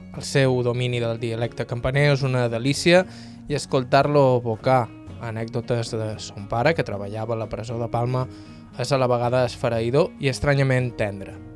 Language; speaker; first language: Catalan; native; Catalan